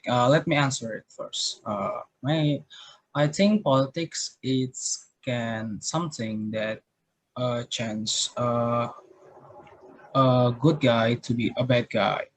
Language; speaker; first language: English; non-native, learner; Indonesian